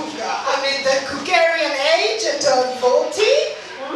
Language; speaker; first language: English; non-native, fluent; Italian